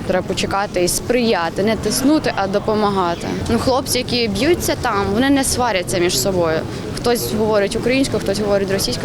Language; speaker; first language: Ukrainian; native; Ukrainian